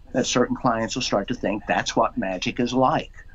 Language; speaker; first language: English; native; English